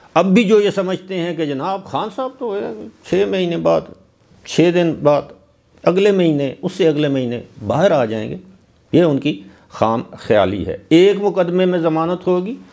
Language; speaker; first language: Urdu; non-native, local second language; Northern Hindko